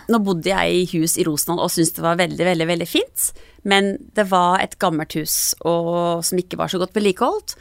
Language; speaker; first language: Norwegian; early bilingual, other home language; English